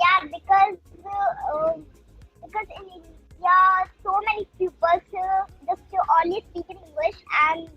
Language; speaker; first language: English; non-native, learner; Hindi